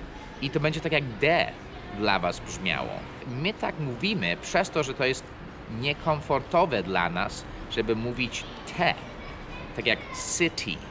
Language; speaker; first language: Polish; non-native, fluent; English